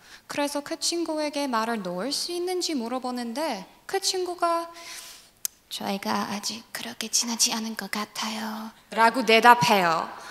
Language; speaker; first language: Korean; non-native, learner; English